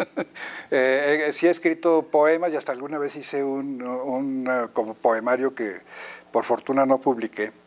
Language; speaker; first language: Spanish; native; Spanish